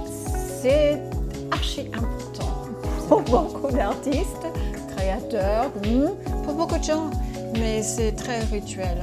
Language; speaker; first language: French; non-native, fluent; English